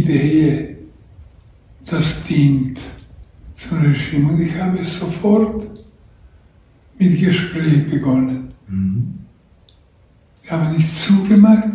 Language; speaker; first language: German; non-native, learner; Croatian